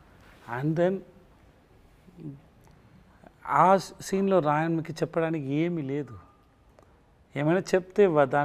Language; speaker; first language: Telugu; non-native, local second language; Tamil